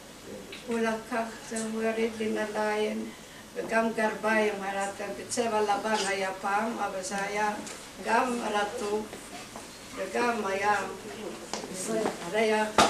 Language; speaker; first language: Hebrew; non-native, fluent; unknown